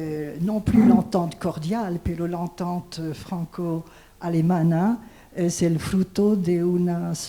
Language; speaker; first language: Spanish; non-native, fluent; French